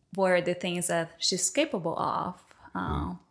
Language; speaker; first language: English; non-native, fluent; Portuguese